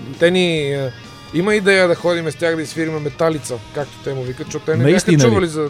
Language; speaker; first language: Bulgarian; native; Bulgarian